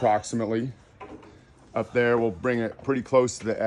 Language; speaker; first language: English; native; English